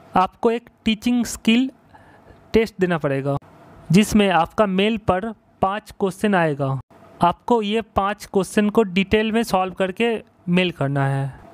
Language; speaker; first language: Hindi; non-native, local second language; Bangla